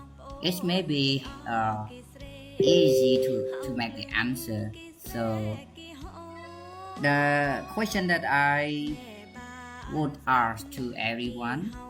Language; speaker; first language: English; non-native, learner; Khmer